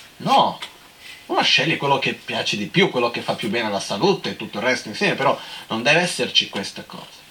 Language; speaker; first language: Italian; non-native, fluent; Portuguese